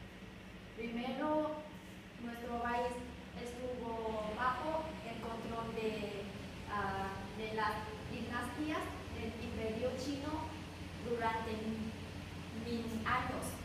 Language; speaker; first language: Spanish; non-native, learner; Vietnamese